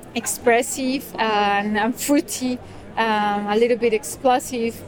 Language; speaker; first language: English; non-native, fluent; Spanish